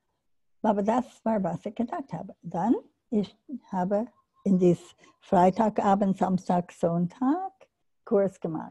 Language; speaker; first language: German; non-native, learner; English